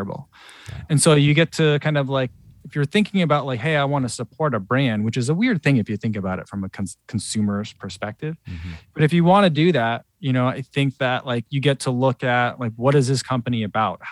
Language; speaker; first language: English; native; English